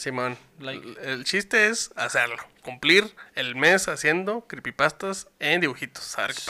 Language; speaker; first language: Spanish; native; Spanish